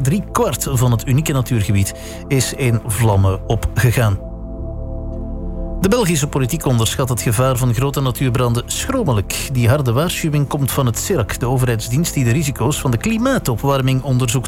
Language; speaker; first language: Dutch; native; Dutch